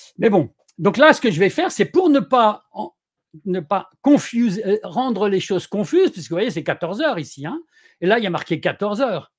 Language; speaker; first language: French; native; French